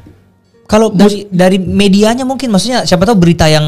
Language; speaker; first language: Indonesian; native; Indonesian